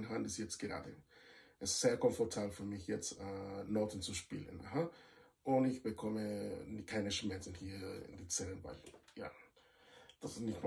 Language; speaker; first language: German; non-native, fluent; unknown